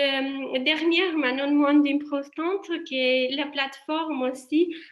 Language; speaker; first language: French; non-native, fluent; Italian